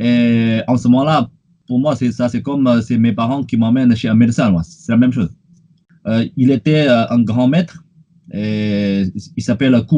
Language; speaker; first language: French; non-native, fluent; Chinese